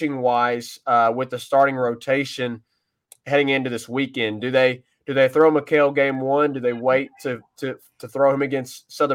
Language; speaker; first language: English; native; English